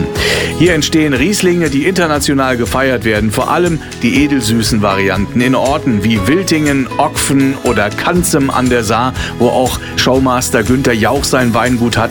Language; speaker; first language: German; native; German